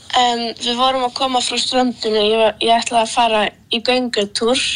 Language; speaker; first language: Icelandic; early bilingual, other home language; Polish